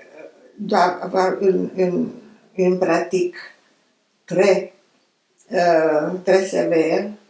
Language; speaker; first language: French; non-native, fluent; Romanian